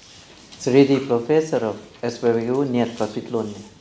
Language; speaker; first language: Russian; non-native, fluent; Thai